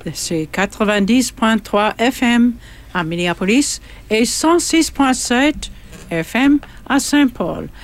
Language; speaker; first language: French; non-native, fluent; English